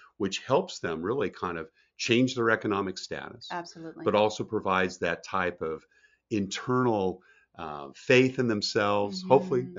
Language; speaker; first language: English; native; English